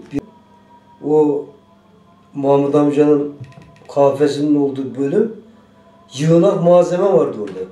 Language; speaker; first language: Turkish; native; Turkish